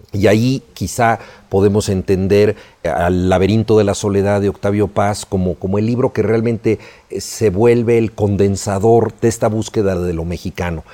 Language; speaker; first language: Spanish; native; Spanish